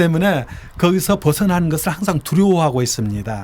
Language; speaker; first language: Korean; native; Korean